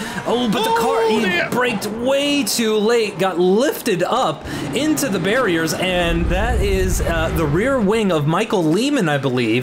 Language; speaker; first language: English; native; English